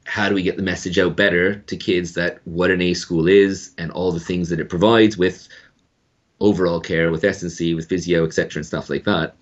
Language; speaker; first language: English; native; English